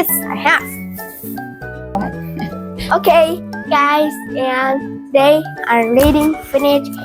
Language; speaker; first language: English; non-native, learner; Thai